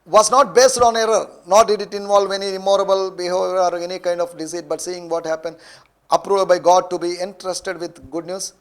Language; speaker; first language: English; non-native, local second language; Telugu